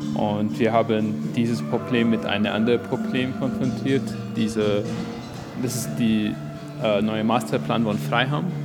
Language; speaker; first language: German; non-native, fluent; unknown